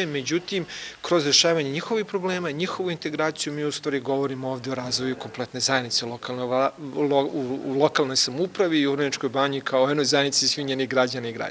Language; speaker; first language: Serbian; native; Serbian